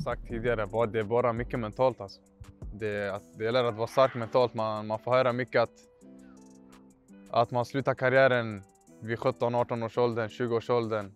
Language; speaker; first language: Swedish; native; Swedish